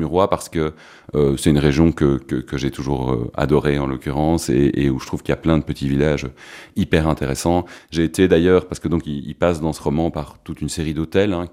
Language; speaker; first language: French; native; French